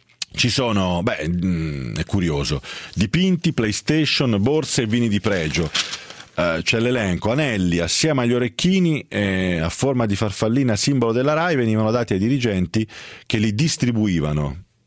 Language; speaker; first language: Italian; native; Italian